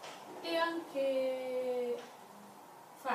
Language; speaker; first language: Italian; non-native, learner; Russian